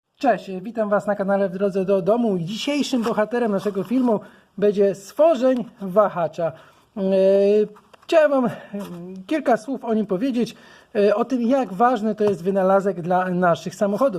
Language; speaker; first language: Polish; native; Polish